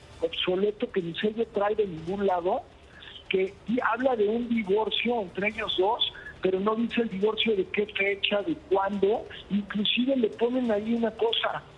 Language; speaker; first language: Spanish; native; Spanish